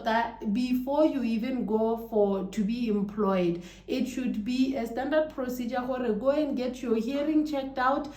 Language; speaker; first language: English; non-native, local second language; Tswana